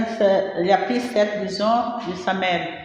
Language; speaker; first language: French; non-native, learner; Portuguese